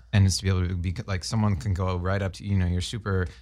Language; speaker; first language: English; native; English